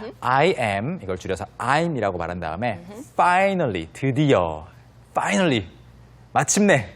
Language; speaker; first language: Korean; native; Korean